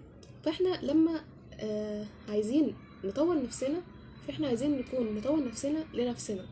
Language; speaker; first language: Arabic; native; Arabic